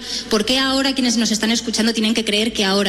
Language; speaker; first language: Spanish; native; Spanish